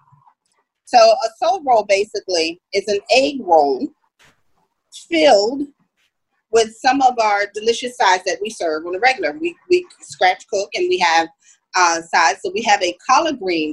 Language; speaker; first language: English; native; English